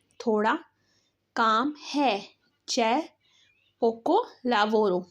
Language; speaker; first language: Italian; non-native, learner; Urdu